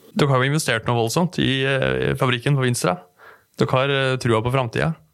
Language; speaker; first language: Norwegian; native; Norwegian